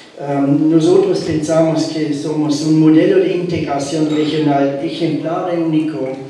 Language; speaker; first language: Spanish; non-native, learner; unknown